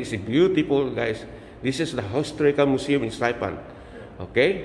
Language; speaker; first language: English; non-native, learner; Filipino